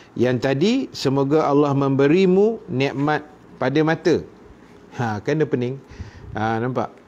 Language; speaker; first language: Malay; native; Malay